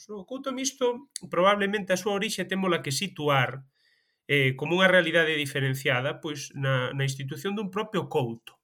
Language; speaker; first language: Galician; native; Galician